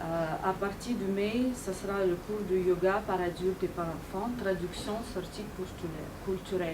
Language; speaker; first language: French; non-native, fluent; Ukrainian